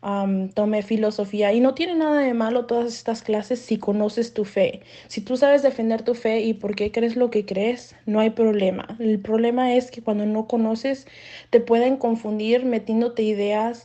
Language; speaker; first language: Spanish; native; Spanish